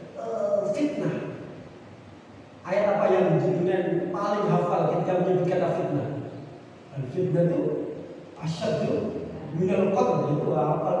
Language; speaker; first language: Indonesian; non-native, local second language; Javanese